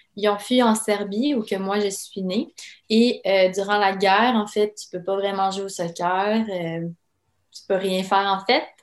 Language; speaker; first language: French; early bilingual, other home language; Serbian